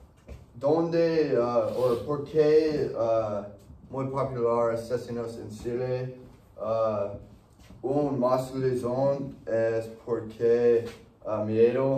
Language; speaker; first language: Spanish; non-native, learner; English